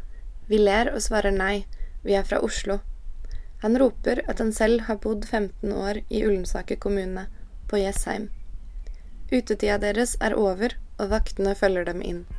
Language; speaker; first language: Norwegian; native; Norwegian